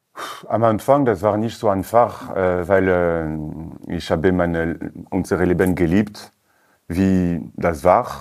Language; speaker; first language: German; non-native, learner; French